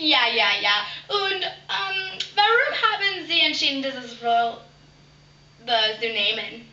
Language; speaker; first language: German; non-native, learner; English